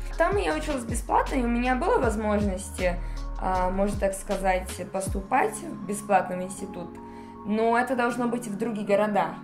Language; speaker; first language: Russian; non-native, learner; Portuguese